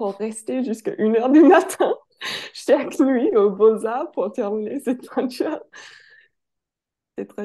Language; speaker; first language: French; non-native, fluent; English